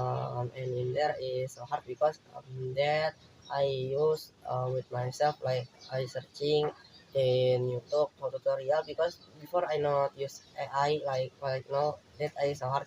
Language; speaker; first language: English; non-native, learner; Indonesian